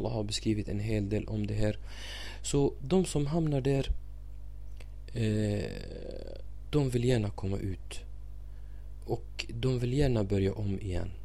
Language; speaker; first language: Swedish; non-native, fluent; Arabic